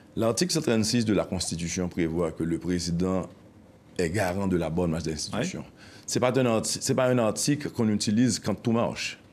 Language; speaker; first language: French; non-native, local second language; Haitian Creole